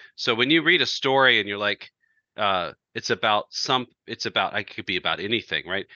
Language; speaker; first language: English; native; English